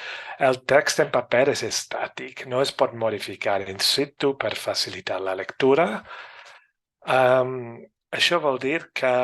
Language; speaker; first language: Catalan; non-native, fluent; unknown